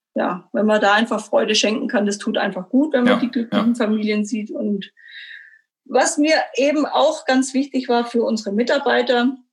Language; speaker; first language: German; native; German